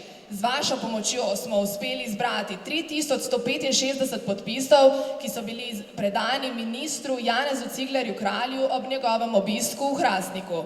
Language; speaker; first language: Slovenian; native; Slovenian